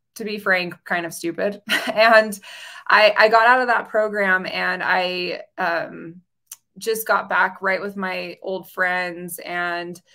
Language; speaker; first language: English; native; English